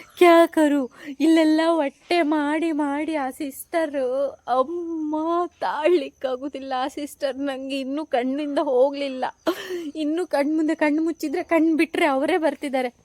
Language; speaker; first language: Kannada; non-native, local second language; Tulu